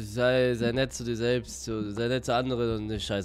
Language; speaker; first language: German; native; German